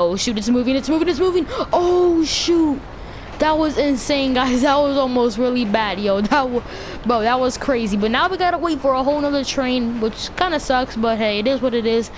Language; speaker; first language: English; native; English